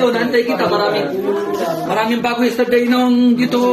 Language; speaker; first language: Filipino; non-native, learner; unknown